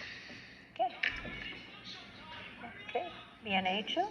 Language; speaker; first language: Spanish; non-native, learner; English